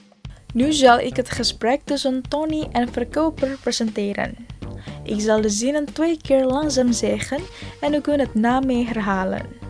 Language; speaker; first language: Dutch; non-native, learner; Indonesian